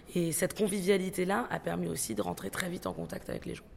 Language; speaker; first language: French; native; French